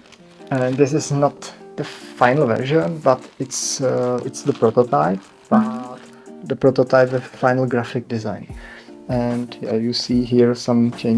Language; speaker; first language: English; non-native, learner; Czech